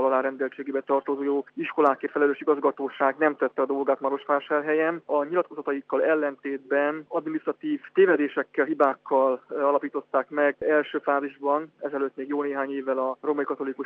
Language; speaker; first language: Hungarian; native; Hungarian